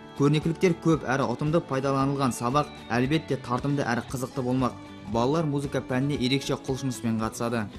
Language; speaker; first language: Kazakh; native; Kazakh